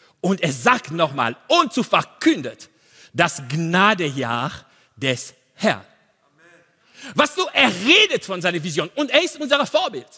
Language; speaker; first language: German; non-native, learner; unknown